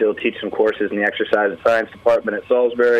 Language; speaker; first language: English; native; English